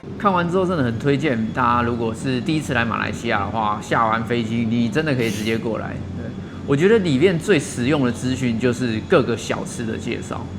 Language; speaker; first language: Chinese; native; Chinese